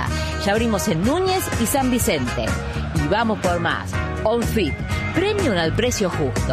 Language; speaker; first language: Spanish; native; Spanish